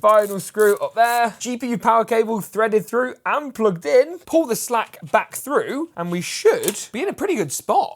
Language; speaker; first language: English; native; English